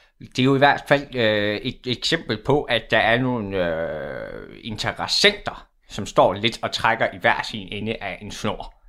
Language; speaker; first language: Danish; native; Danish